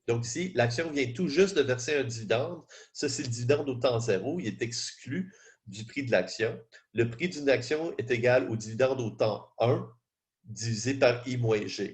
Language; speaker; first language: French; native; French